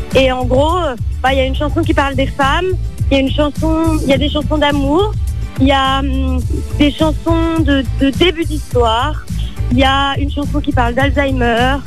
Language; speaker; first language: French; native; French